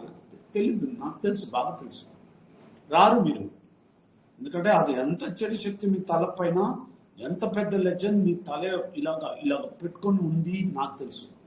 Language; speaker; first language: Telugu; non-native, fluent; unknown